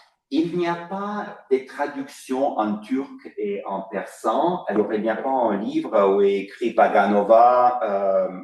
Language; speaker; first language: French; non-native, fluent; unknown